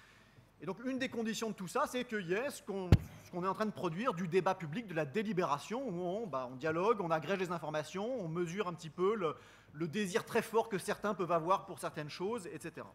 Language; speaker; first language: French; native; French